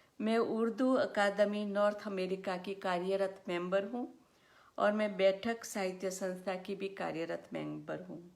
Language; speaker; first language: Hindi; non-native, local second language; Gujarati